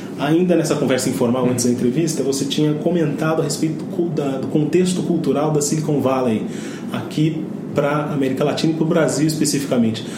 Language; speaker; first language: Portuguese; native; Portuguese